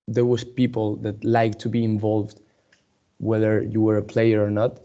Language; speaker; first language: English; non-native, fluent; Spanish